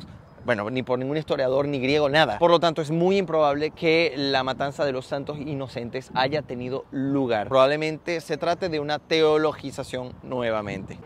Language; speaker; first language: Spanish; native; Spanish